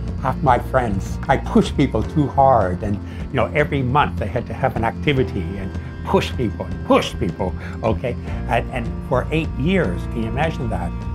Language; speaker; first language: English; native; English